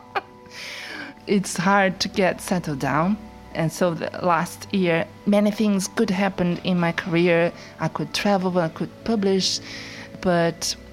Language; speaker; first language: English; non-native, fluent; Portuguese